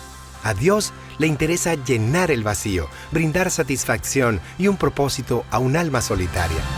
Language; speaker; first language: Spanish; native; Spanish